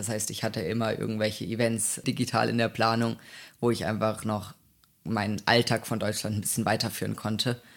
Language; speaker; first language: German; native; German